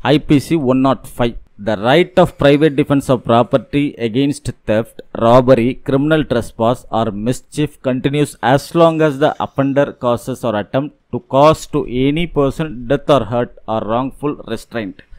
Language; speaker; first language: English; non-native, local second language; Tamil